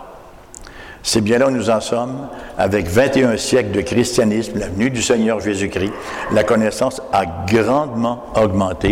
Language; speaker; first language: French; native; French